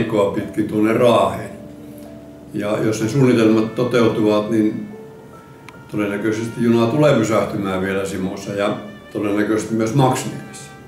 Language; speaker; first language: Finnish; native; Finnish